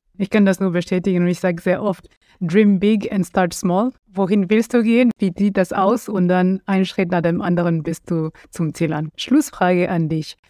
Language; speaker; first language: German; non-native, fluent; French